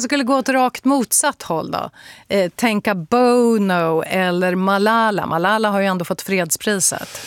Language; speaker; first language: Swedish; native; Swedish